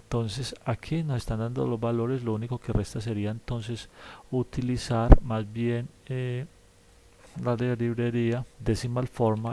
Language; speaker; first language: Spanish; native; Spanish